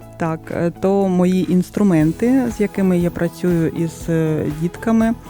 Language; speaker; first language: Ukrainian; non-native, local second language; Russian